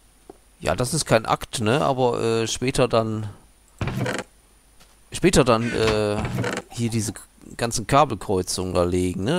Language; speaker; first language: German; native; German